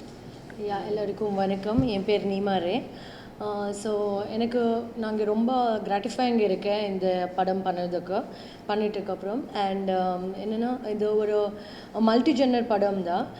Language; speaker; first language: Tamil; non-native, learner; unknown